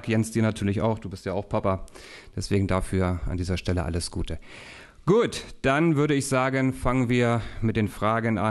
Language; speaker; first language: German; native; German